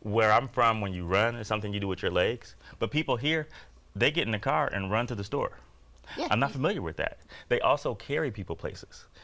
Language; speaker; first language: English; native; English